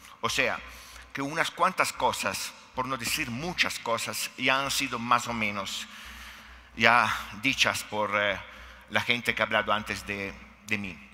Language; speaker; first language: Spanish; non-native, fluent; Italian